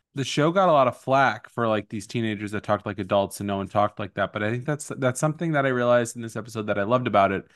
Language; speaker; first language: English; native; English